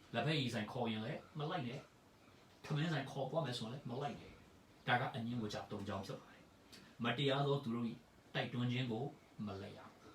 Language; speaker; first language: Burmese; non-native, local second language; Tedim Chin